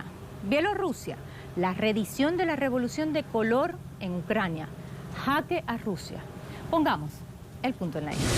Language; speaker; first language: Spanish; native; Spanish